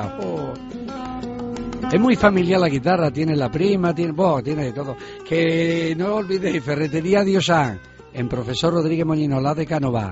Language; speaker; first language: Spanish; native; Spanish